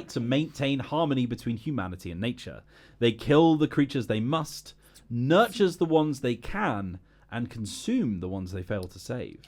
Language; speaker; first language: English; native; English